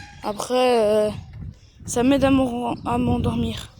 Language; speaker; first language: French; early bilingual, other home language; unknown